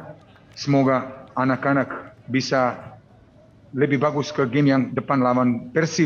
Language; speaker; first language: Indonesian; non-native, fluent; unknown